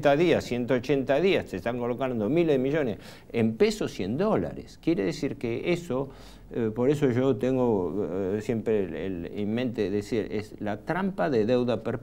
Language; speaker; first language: Spanish; native; Spanish